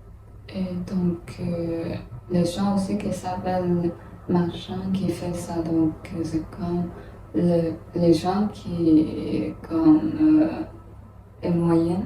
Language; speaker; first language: French; non-native, learner; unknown